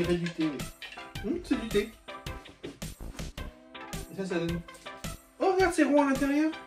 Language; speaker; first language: French; native; French